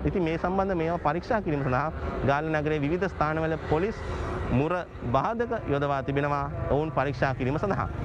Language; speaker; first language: Sinhala; native; Sinhala